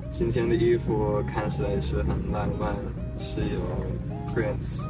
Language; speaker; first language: Chinese; non-native, fluent; Japanese